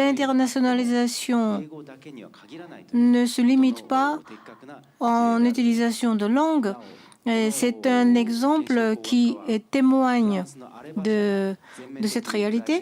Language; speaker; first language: French; non-native, fluent; Japanese